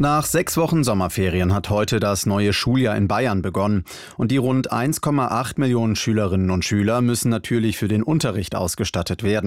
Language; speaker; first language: German; native; German